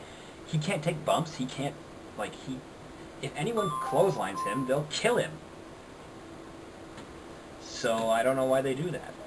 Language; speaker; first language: English; native; English